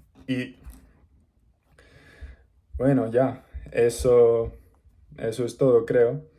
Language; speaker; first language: Spanish; non-native, learner; English